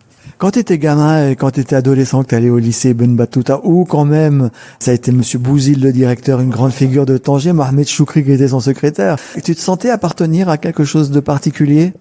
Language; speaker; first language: French; native; French